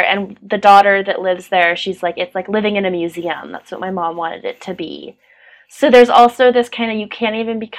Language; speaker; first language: English; native; English